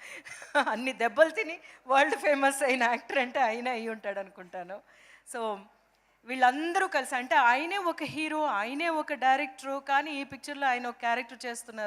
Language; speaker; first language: Telugu; native; Telugu